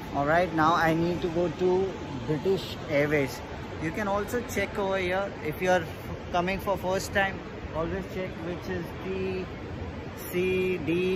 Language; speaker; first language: English; non-native, local second language; Hindi